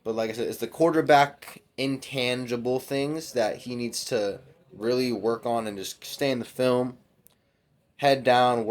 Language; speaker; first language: English; native; English